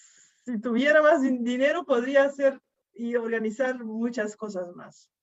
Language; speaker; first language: Spanish; non-native, fluent; Dutch